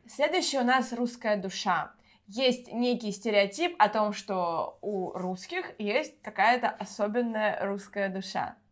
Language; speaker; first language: Russian; native; Russian